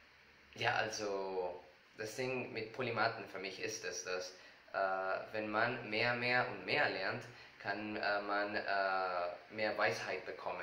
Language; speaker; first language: German; non-native, learner; Spanish